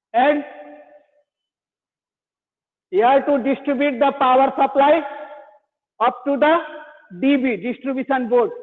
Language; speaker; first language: English; non-native, learner; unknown